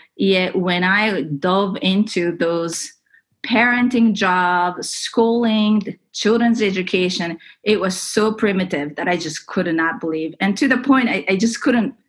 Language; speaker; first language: English; non-native, fluent; Japanese